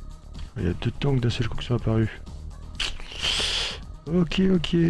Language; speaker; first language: French; native; French